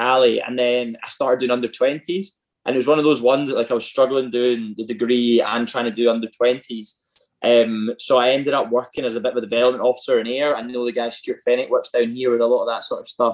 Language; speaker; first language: English; native; English